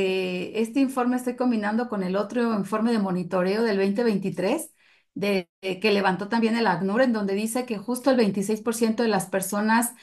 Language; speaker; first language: Spanish; native; Spanish